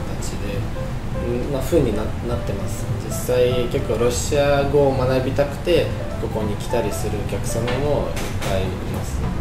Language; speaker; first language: Japanese; non-native, fluent; Russian